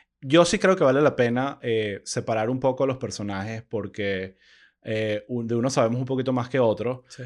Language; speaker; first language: Spanish; native; Spanish